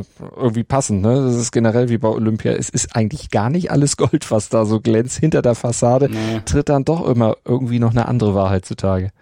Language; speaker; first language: German; native; German